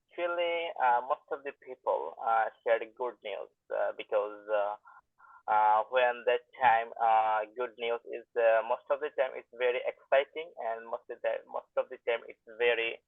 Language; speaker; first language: English; non-native, learner; Bangla